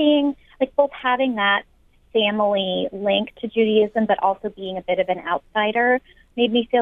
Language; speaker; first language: English; native; English